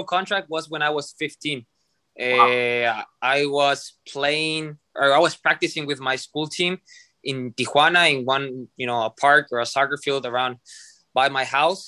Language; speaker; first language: English; non-native, fluent; Spanish